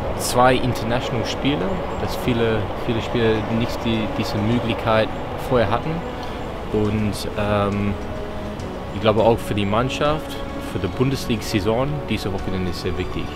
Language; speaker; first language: German; non-native, fluent; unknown